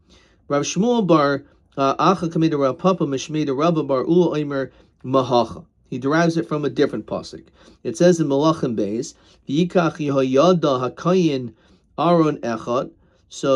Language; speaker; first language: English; native; English